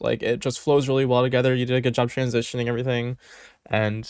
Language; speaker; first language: English; native; English